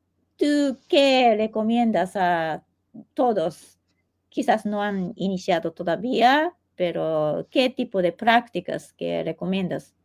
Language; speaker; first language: Spanish; non-native, fluent; Japanese